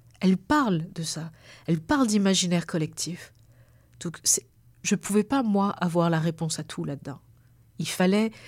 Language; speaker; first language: French; native; French